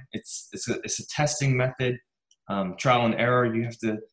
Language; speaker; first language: English; native; English